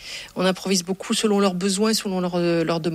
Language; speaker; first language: French; native; French